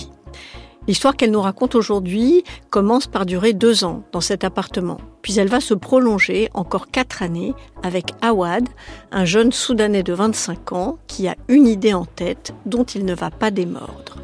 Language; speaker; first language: French; native; French